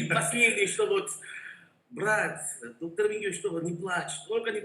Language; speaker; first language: Russian; non-native, learner; Korean